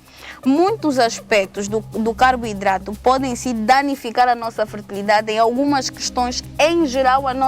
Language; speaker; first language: Portuguese; native; Portuguese